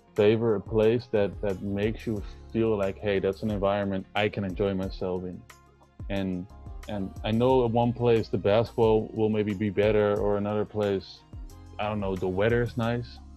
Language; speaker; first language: English; non-native, fluent; Dutch